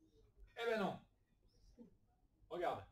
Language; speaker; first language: French; native; French